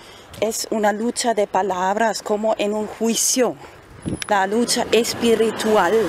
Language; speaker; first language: Spanish; non-native, fluent; German